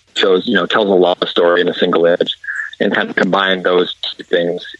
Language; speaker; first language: English; native; English